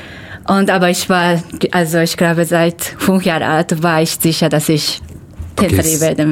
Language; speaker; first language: German; non-native, fluent; Japanese